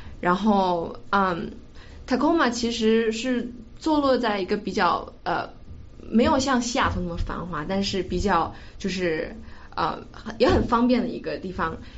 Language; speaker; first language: Chinese; native; Chinese